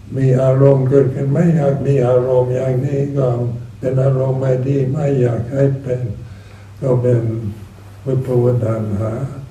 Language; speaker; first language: Thai; non-native, fluent; English